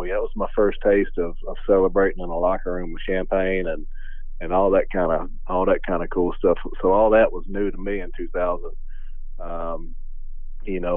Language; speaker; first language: English; native; English